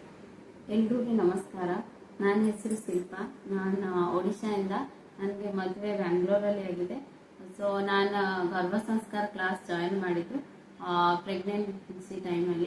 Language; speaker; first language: Kannada; non-native, local second language; Odia